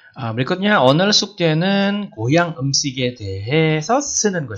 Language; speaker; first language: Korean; non-native, fluent; Indonesian